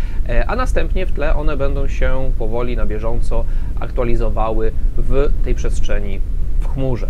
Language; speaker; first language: Polish; native; Polish